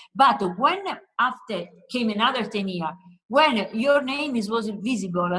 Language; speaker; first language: English; non-native, learner; Italian